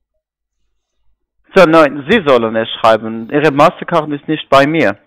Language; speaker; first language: German; non-native, learner; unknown